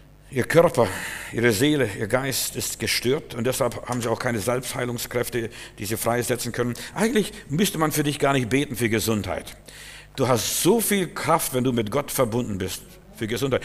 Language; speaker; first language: German; non-native, fluent; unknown